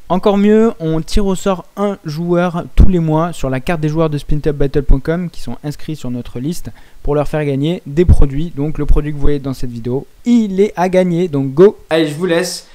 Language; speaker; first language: French; native; French